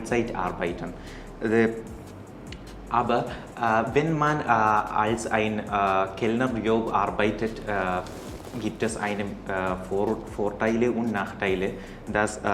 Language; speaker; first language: German; non-native, learner; Malayalam